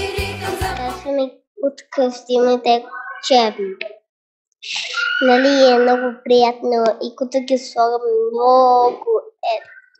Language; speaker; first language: Bulgarian; early bilingual, heritage; Bulgarian